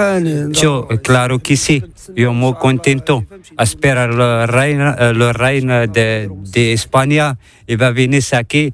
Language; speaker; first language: Spanish; non-native, learner; Arabic